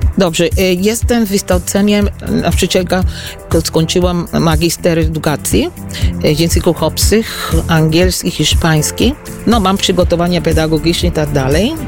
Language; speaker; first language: Polish; non-native, fluent; Spanish